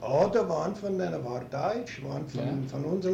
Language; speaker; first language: German; early bilingual, heritage; German